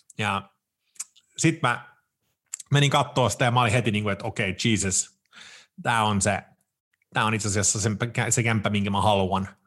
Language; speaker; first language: Finnish; early bilingual, heritage; Finnish